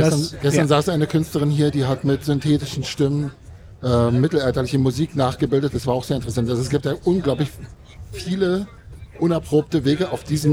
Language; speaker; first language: German; native; German